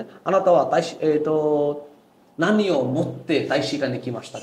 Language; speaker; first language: Japanese; non-native, fluent; Bangla